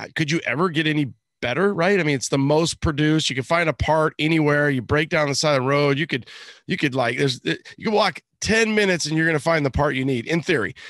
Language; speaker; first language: English; native; English